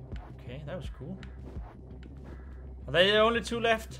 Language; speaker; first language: English; native; English